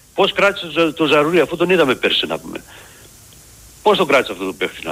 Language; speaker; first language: Greek; native; Greek